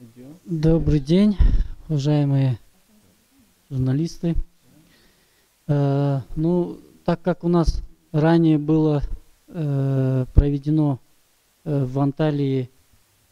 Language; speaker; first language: Russian; non-native, local second language; Kyrgyz